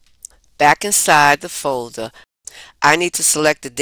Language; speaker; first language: English; native; English